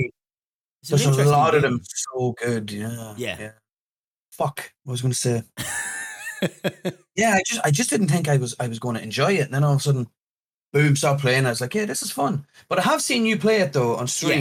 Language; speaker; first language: English; native; English